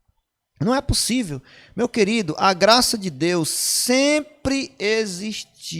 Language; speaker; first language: Portuguese; native; Portuguese